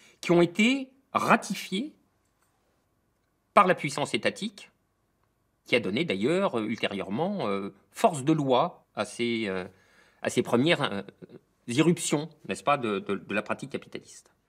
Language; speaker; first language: French; native; French